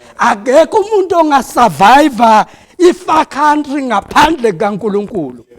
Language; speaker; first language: Zulu; non-native, local second language; South Ndebele